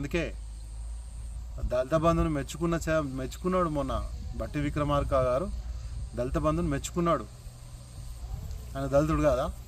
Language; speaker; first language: Telugu; native; Telugu